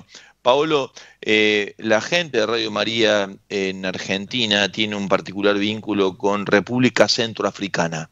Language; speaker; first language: Spanish; native; Spanish